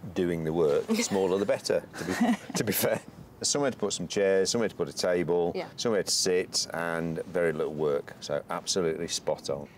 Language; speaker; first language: English; native; English